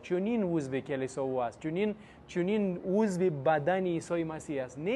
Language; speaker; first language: Persian; non-native, fluent; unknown